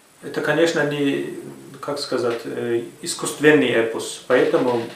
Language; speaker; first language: Russian; non-native, fluent; Turkish